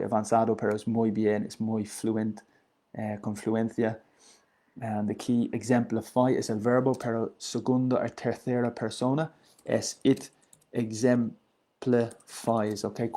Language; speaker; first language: Spanish; non-native, learner; English